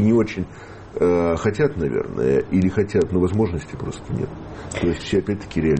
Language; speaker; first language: Russian; native; Russian